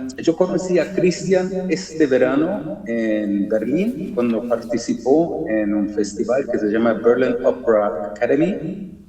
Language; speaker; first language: Spanish; early bilingual, heritage; German